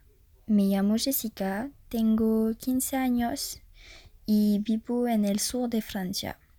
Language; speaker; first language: Spanish; non-native, learner; French